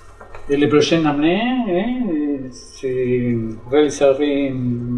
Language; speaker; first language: French; non-native, learner; Spanish